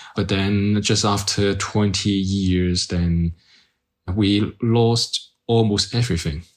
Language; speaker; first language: English; non-native, local second language; Cantonese